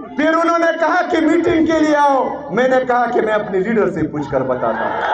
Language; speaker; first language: Urdu; non-native, local second language; Pashto